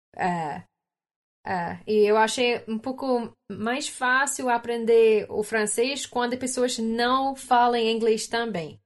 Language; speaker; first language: Portuguese; non-native, learner; English